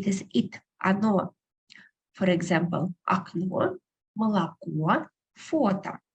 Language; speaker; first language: Russian; non-native, fluent; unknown